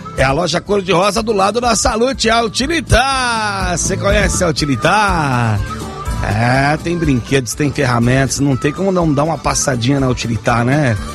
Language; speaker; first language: Portuguese; native; Portuguese